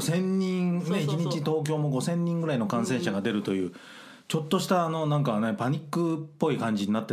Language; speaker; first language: Japanese; native; Japanese